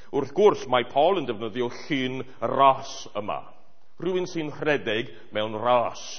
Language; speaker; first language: Welsh; non-native, fluent; English